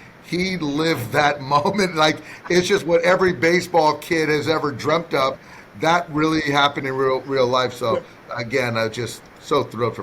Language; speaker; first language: English; native; English